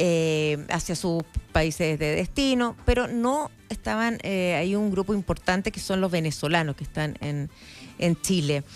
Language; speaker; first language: Spanish; native; Spanish